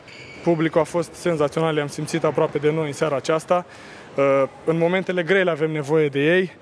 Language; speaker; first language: Romanian; native; Romanian